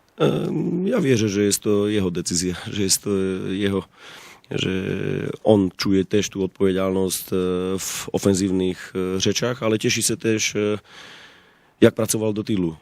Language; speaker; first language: Polish; non-native, learner; Slovak